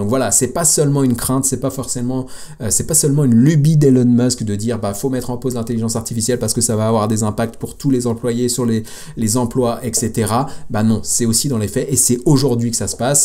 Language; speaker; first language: French; native; French